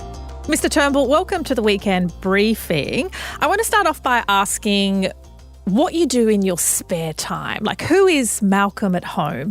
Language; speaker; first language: English; native; English